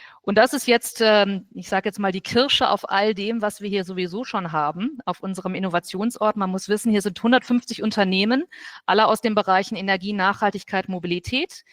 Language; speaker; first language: German; native; German